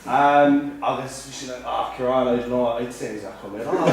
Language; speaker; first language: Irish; non-native, local second language; English